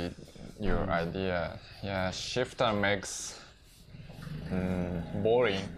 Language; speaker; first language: English; non-native, learner; Japanese